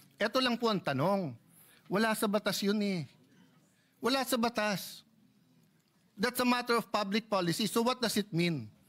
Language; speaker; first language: Filipino; native; Filipino